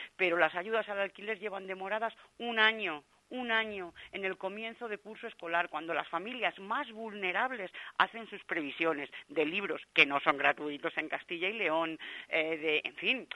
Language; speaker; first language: Spanish; native; Spanish